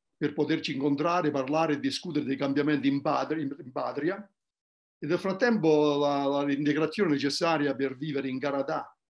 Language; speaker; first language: Italian; native; Italian